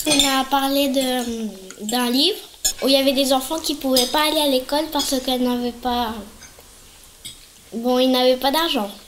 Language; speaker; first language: French; non-native, fluent; Spanish